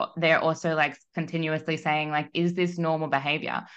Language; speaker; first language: English; native; English